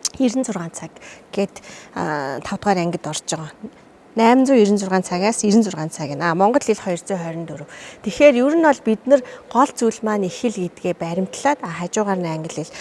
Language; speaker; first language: Mongolian; native; Mongolian